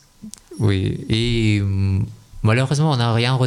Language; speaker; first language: French; non-native, learner; Russian